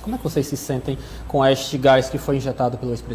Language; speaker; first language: Portuguese; native; Portuguese